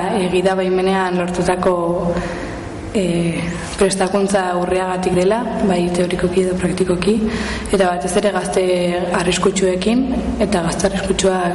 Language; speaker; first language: Basque; non-native, local second language; Spanish